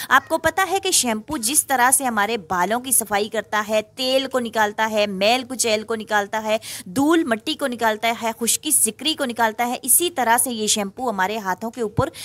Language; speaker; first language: Urdu; native; Urdu